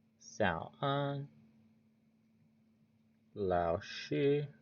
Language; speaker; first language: Chinese; non-native, learner; English